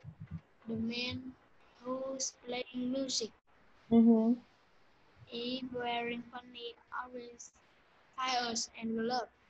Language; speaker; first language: English; non-native, learner; Vietnamese